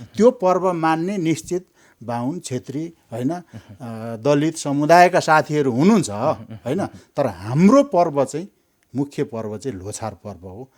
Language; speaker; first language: Nepali; non-native, local second language; Eastern Tamang